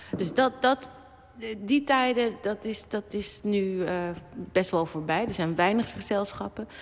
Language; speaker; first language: Dutch; native; Dutch